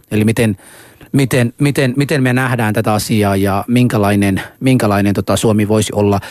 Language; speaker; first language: Finnish; non-native, fluent; Somali